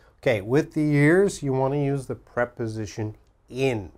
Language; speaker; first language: English; native; English